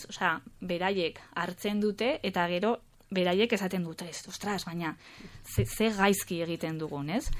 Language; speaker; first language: Basque; non-native, local second language; Spanish